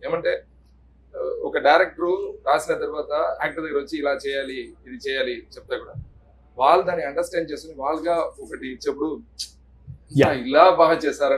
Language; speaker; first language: Telugu; non-native, learner; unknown